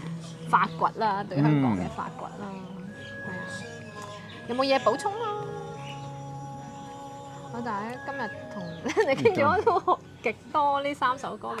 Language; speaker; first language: Cantonese; native; Cantonese